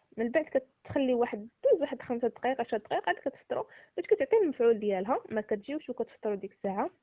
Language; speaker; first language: Arabic; native; Arabic